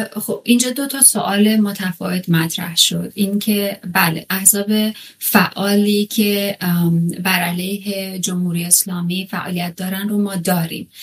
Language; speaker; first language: Persian; non-native, local second language; Kurdish